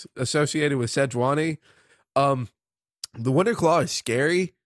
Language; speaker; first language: English; native; English